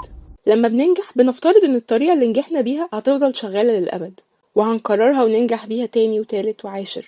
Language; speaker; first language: Arabic; native; Arabic